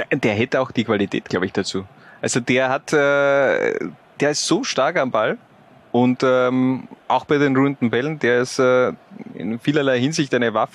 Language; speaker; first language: German; native; German